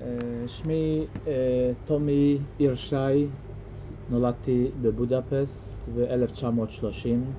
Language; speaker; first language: Hebrew; non-native, fluent; Hungarian